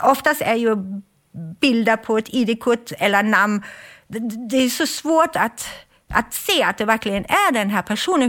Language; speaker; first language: Swedish; non-native, fluent; German